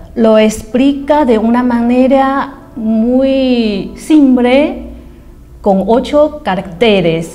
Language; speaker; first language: Spanish; non-native, fluent; Chinese